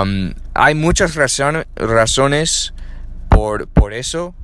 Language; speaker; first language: Spanish; non-native, learner; English